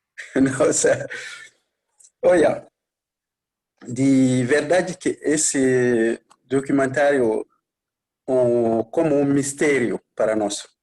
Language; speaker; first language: Portuguese; non-native, learner; Bambara